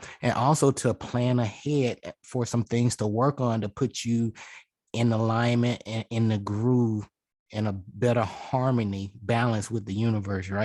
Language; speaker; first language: English; native; English